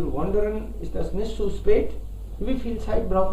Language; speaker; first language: German; non-native, fluent; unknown